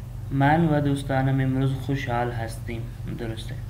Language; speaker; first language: Persian; non-native, fluent; Urdu